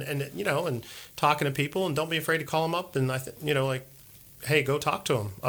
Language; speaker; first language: English; native; English